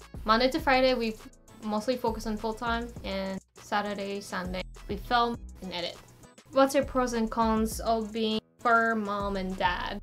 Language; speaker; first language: English; non-native, fluent; Japanese